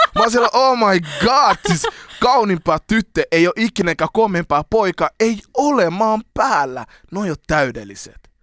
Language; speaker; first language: Finnish; early bilingual, other home language; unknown